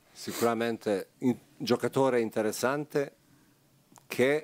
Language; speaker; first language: Italian; non-native, fluent; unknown